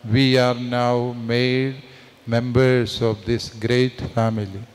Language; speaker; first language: English; non-native, local second language; Malayalam